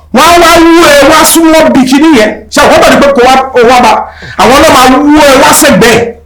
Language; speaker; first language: Yoruba; native; Yoruba